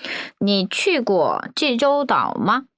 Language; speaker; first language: Chinese; non-native, fluent; Korean